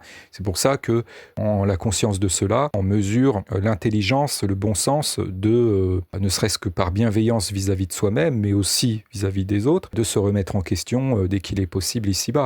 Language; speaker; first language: French; native; French